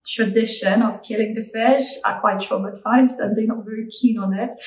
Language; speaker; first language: English; non-native, fluent; Polish